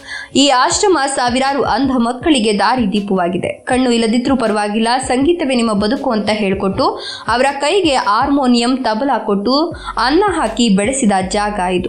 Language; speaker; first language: Kannada; native; Kannada